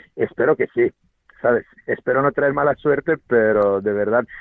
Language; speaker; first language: Spanish; non-native, fluent; Serbian